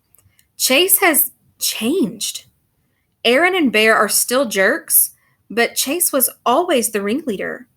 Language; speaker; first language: English; native; English